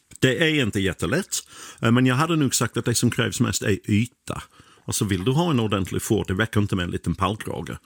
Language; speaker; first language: Swedish; non-native, fluent; English